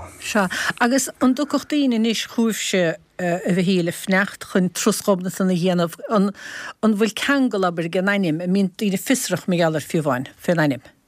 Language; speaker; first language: Irish; native; Irish